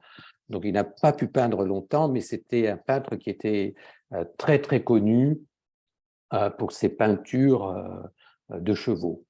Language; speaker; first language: French; native; French